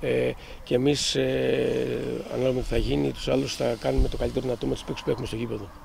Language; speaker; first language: Greek; native; Greek